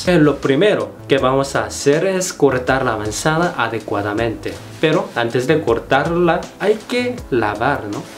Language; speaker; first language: Spanish; non-native, fluent; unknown